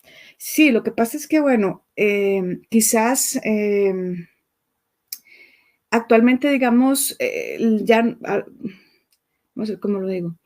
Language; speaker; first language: Spanish; native; Spanish